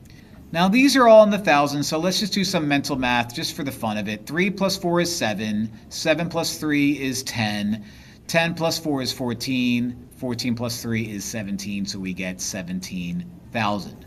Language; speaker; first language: English; native; English